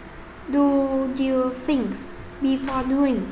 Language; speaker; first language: English; non-native, learner; Vietnamese